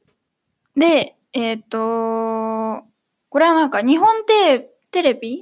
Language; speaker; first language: Japanese; native; Japanese